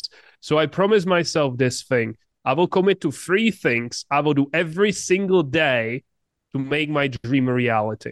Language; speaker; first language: English; non-native, fluent; Czech